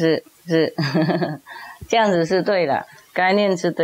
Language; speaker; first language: Chinese; non-native, fluent; Vietnamese